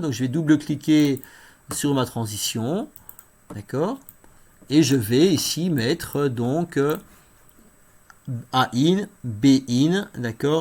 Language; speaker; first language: French; native; French